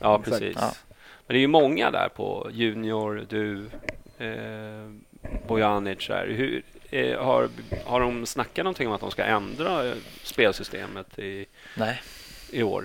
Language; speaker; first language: Swedish; native; Swedish